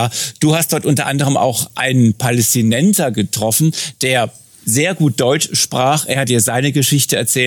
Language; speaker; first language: German; native; German